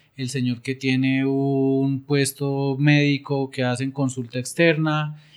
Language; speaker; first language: Spanish; native; Spanish